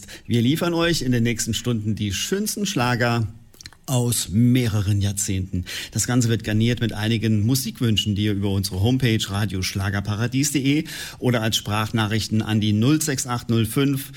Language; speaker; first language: German; native; German